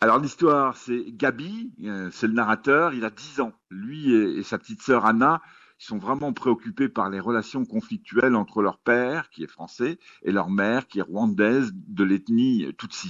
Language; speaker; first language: French; native; French